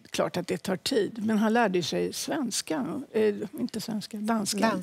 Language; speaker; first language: Swedish; native; Swedish